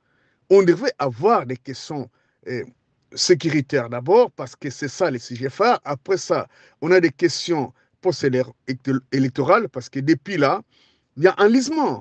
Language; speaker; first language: French; non-native, local second language; Lingala